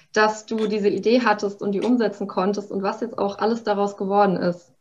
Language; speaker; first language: German; native; German